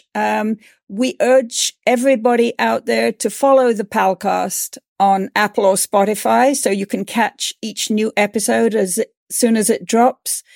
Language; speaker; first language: English; native; English